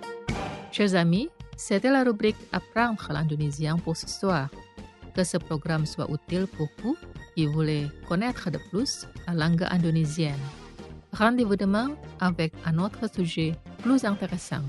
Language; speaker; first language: French; non-native, fluent; Indonesian